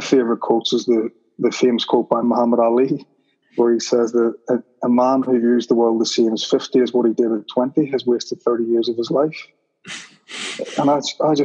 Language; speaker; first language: English; native; English